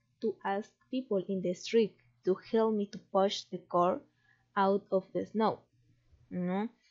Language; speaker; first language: English; non-native, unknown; Spanish